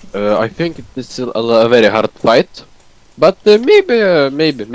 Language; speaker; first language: English; non-native, learner; Russian